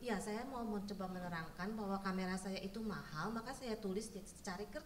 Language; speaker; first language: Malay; non-native, fluent; English